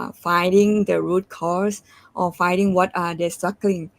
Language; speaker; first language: English; non-native, fluent; Thai